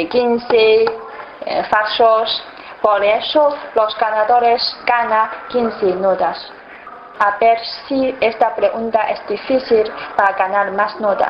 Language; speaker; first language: Spanish; non-native, learner; Chinese